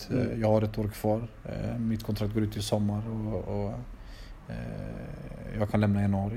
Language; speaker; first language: Swedish; early bilingual, other home language; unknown